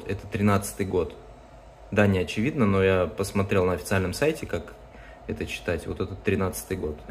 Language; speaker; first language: Russian; native; Russian